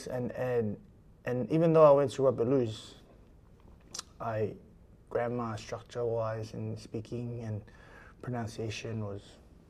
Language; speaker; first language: English; non-native, fluent; Samoan